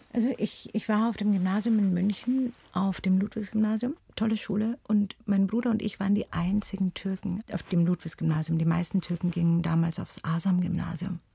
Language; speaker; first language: German; early bilingual, other home language; Turkish